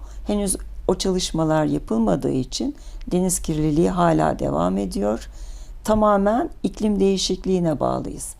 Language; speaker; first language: Turkish; native; Turkish